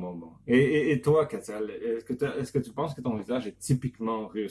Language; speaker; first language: French; native; French